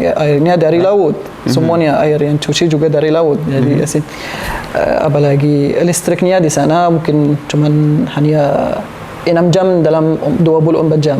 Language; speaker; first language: Indonesian; non-native, learner; Arabic